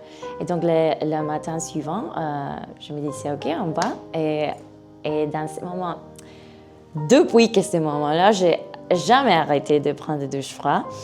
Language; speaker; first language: French; non-native, learner; Spanish